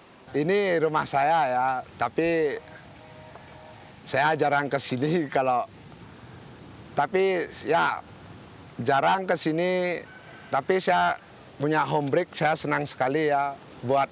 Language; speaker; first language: Indonesian; non-native, local second language; Balinese